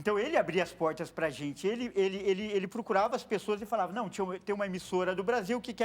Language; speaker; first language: Portuguese; native; Portuguese